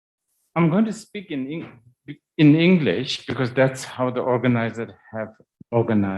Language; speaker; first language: English; non-native, fluent; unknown